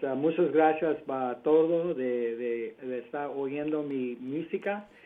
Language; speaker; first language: Spanish; early bilingual, other home language; English